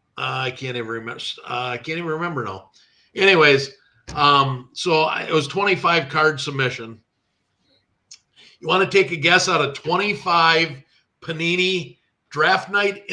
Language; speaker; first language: English; native; English